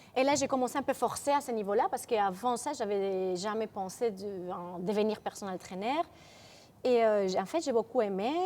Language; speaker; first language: French; non-native, fluent; Spanish